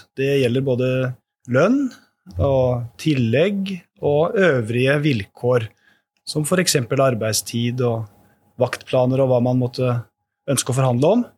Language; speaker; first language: Norwegian; native; Norwegian